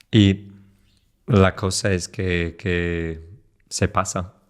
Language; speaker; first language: Spanish; non-native, fluent; English